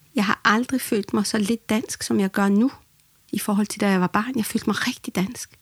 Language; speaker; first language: Danish; early bilingual, other home language; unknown